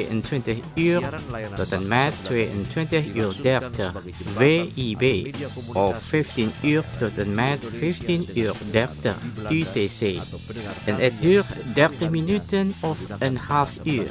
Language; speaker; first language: Dutch; non-native, learner; Indonesian